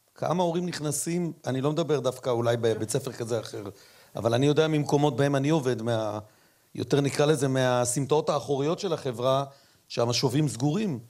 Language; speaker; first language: Hebrew; native; Hebrew